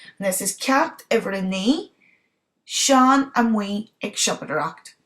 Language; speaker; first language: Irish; non-native, local second language; English